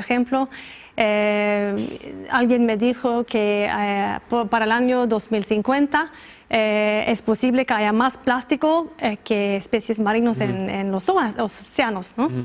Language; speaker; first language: Spanish; non-native, fluent; Norwegian